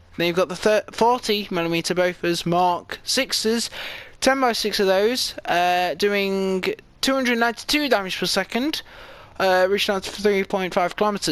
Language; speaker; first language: English; native; English